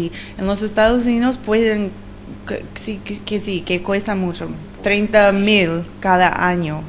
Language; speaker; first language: Spanish; non-native, learner; English